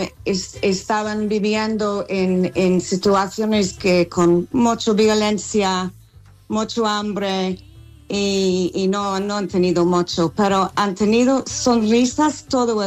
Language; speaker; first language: Spanish; non-native, learner; English